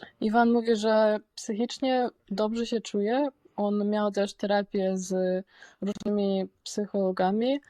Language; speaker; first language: Polish; non-native, fluent; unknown